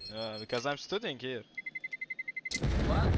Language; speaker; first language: English; non-native, learner; Turkish